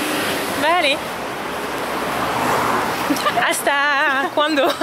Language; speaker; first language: Spanish; non-native, learner; French